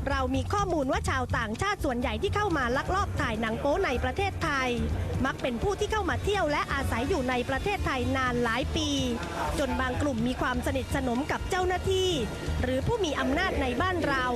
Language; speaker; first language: Thai; native; Thai